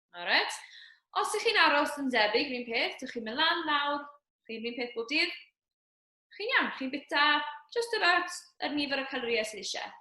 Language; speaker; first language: Welsh; native; Welsh